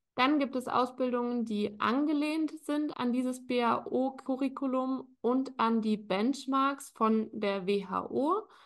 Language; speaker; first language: German; native; German